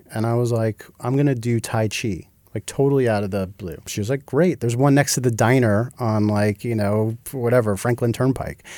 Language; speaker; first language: English; native; English